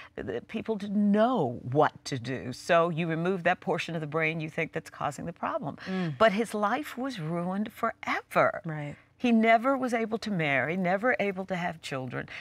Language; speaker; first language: English; native; English